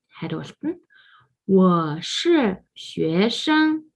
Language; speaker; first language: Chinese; non-native, fluent; Mongolian